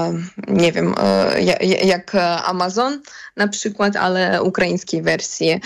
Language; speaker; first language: Polish; non-native, fluent; Ukrainian